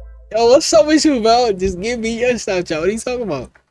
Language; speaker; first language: English; early bilingual, other home language; Spanish